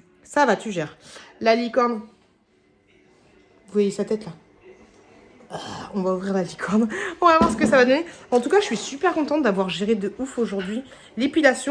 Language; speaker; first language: French; native; French